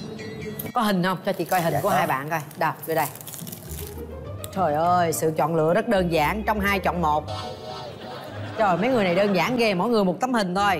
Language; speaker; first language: Vietnamese; native; Vietnamese